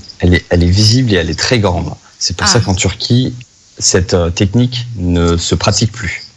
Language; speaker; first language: French; native; French